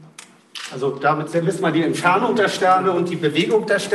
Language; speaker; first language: German; native; German